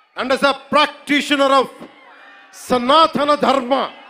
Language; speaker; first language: English; non-native, local second language; Telugu